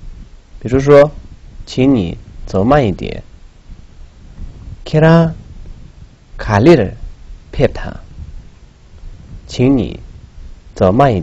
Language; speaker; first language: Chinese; non-native, local second language; Tibetan